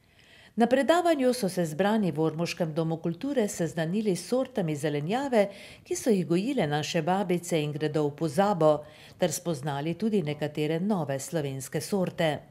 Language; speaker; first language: Slovenian; native; Slovenian